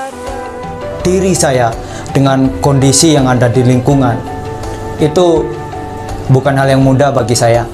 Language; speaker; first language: Indonesian; non-native, local second language; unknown